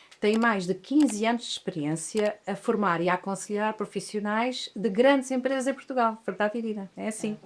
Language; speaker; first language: Portuguese; native; Portuguese